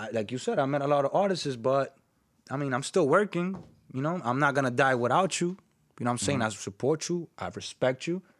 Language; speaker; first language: English; early bilingual, other home language; Spanish